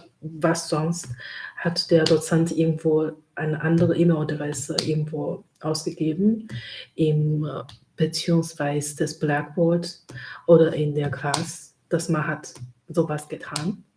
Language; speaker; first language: German; non-native, learner; Chinese